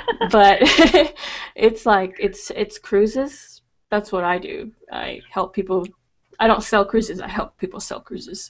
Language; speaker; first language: English; native; English